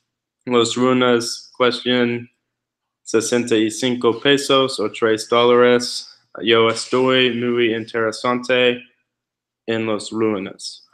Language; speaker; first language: Spanish; non-native, learner; English